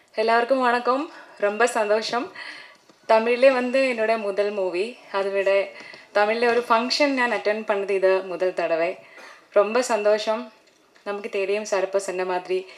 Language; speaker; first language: Tamil; non-native, learner; Malayalam